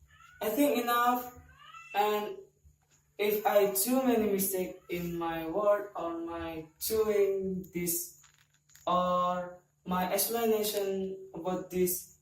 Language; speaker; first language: English; non-native, learner; Indonesian